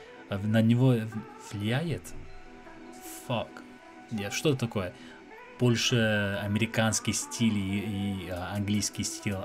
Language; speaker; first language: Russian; non-native, fluent; English